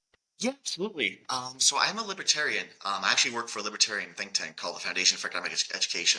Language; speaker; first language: English; native; English